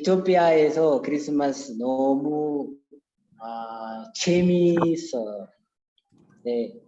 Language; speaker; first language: Korean; non-native, learner; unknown